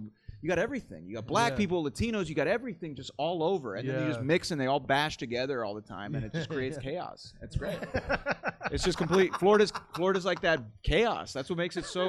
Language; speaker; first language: English; native; English